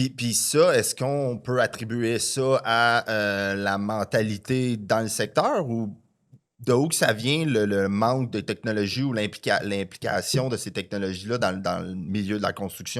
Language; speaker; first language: French; native; French